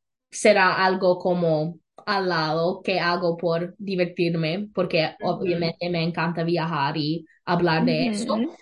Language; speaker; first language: Spanish; non-native, learner; English